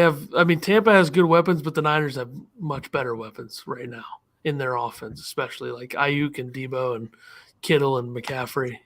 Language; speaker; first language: English; native; English